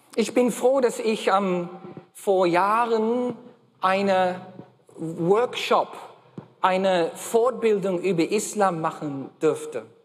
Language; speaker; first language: German; non-native, fluent; English